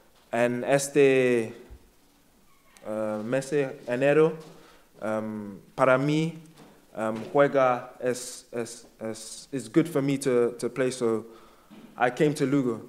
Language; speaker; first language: Spanish; non-native, learner; English